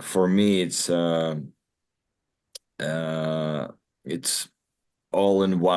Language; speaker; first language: English; non-native, learner; Russian